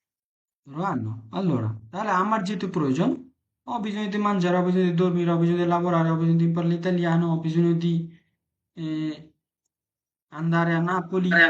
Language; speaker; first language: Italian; non-native, fluent; Bangla